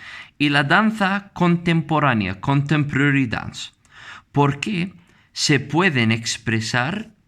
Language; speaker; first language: Spanish; non-native, fluent; Arabic